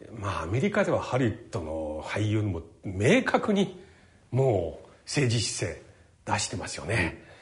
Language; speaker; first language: Japanese; non-native, fluent; Chinese